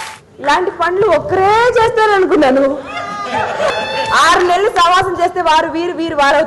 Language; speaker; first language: Telugu; native; Telugu